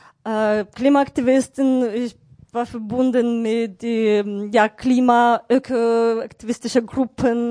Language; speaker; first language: German; non-native, fluent; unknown